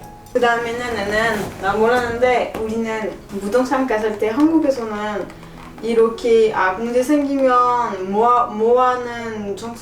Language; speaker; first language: Korean; non-native, learner; French